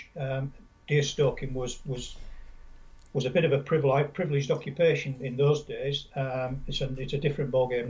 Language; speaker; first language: English; native; English